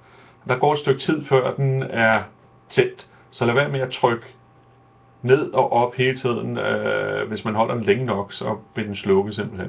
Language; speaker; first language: Danish; native; Danish